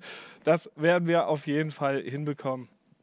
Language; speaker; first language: German; native; German